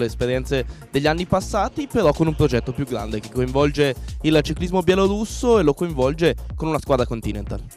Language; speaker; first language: Italian; native; Italian